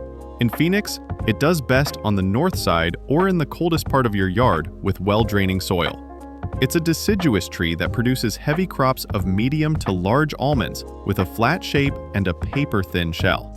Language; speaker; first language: English; native; English